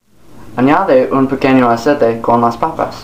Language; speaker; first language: Spanish; non-native, learner; English